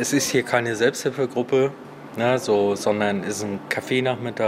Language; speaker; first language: German; native; German